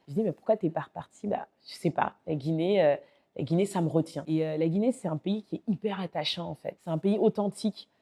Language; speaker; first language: French; early bilingual, other home language; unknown